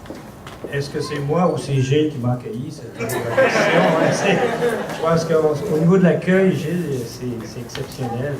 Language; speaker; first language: French; native; French